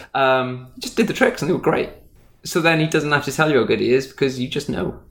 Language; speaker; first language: English; native; English